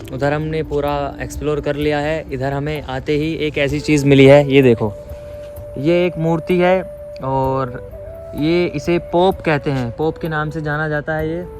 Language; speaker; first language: Hindi; native; Hindi